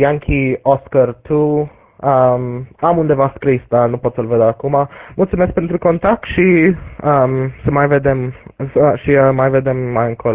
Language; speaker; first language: Romanian; early bilingual, heritage; English